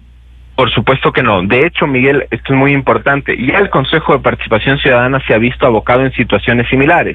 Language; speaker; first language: Spanish; native; Spanish